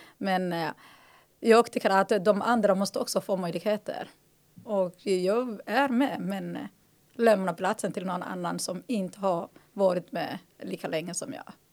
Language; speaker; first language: Swedish; non-native, fluent; Somali